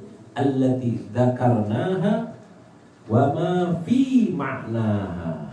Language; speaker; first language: Arabic; non-native, fluent; Indonesian